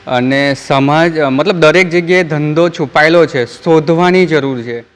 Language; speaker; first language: Gujarati; non-native, local second language; Rathawi